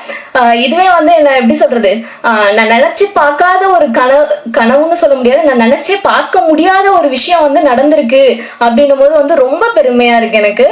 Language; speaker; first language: Tamil; native; Tamil